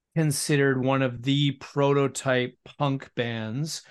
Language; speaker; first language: English; native; English